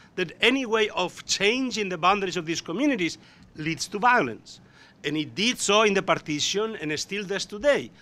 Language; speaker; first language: English; non-native, fluent; Spanish